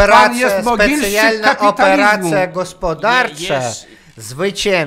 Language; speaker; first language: Polish; non-native, learner; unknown